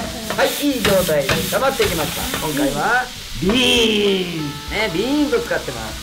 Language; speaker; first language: Japanese; native; Japanese